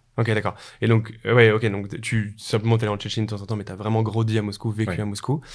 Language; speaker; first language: French; native; French